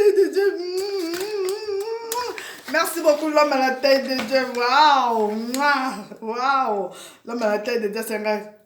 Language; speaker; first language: French; non-native, local second language; Lingala